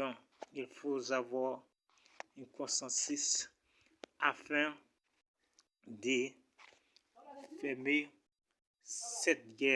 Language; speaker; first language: French; non-native, local second language; Haitian Creole